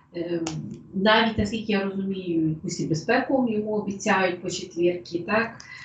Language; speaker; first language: Ukrainian; non-native, local second language; Russian